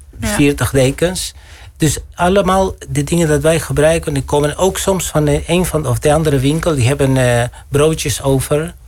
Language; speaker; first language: Dutch; non-native, fluent; Spanish